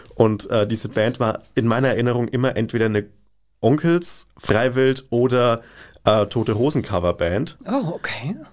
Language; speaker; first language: German; native; German